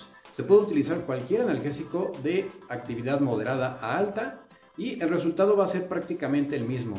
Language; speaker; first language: Spanish; native; Spanish